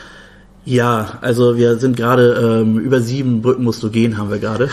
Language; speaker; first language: German; native; German